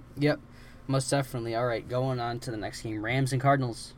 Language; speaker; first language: English; native; English